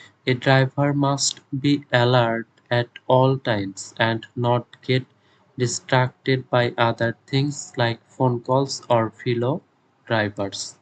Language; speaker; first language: English; non-native, local second language; Bangla